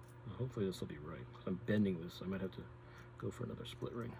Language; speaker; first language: English; native; English